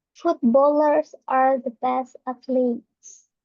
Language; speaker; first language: English; non-native, fluent; Indonesian